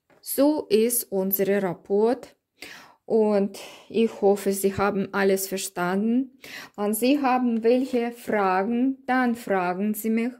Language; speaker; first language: German; non-native, learner; Russian